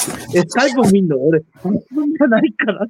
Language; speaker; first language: Japanese; native; Japanese